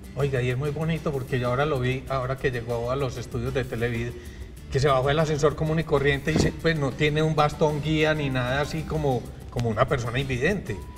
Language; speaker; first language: Spanish; native; Spanish